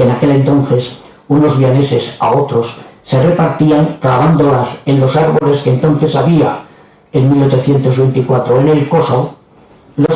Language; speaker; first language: Spanish; native; Spanish